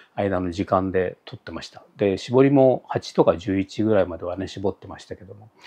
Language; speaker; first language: Japanese; native; Japanese